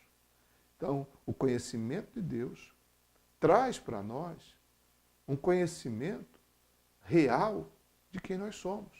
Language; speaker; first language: Portuguese; native; Portuguese